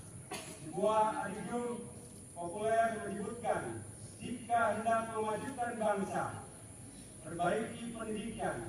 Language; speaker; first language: Indonesian; native; Indonesian